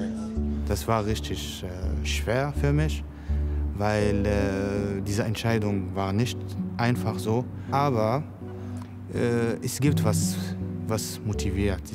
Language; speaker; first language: German; non-native, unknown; Arabic